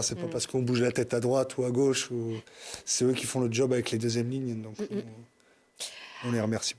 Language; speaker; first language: French; native; French